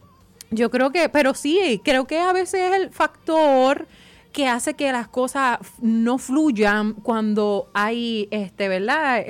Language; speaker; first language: Spanish; native; Spanish